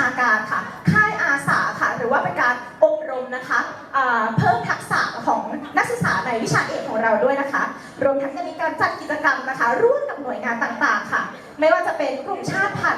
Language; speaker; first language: Thai; native; Thai